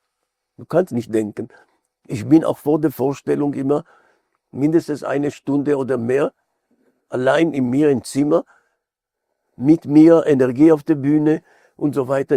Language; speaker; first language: German; non-native, fluent; Hebrew